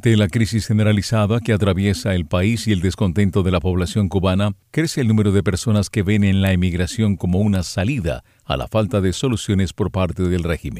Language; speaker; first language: Spanish; native; Spanish